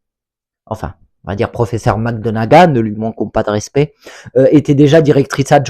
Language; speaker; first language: French; native; French